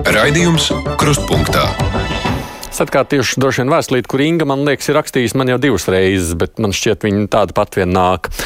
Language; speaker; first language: Latvian; native; Latvian